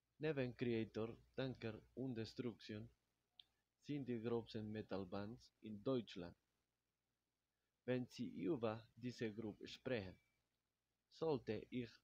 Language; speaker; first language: German; non-native, learner; Spanish